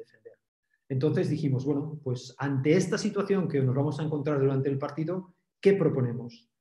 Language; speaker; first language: Spanish; native; Spanish